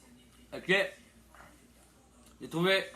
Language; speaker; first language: French; native; French